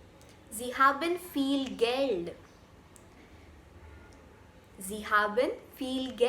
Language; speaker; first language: German; non-native, fluent; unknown